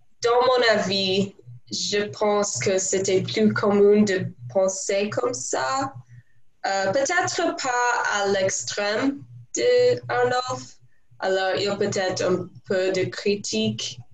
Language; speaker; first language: French; non-native, learner; English